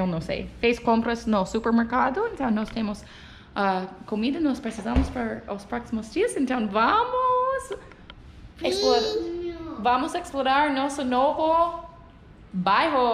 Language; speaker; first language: Portuguese; non-native, learner; English